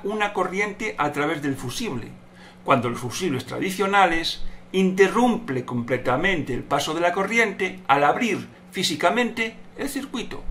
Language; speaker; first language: Spanish; native; Spanish